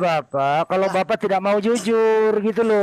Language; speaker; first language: Indonesian; native; Indonesian